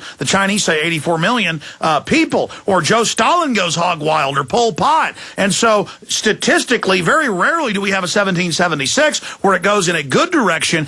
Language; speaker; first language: English; native; English